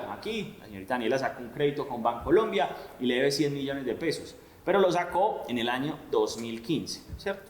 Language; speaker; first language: Spanish; native; Spanish